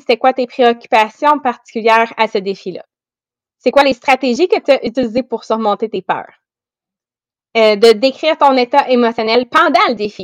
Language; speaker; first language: French; native; French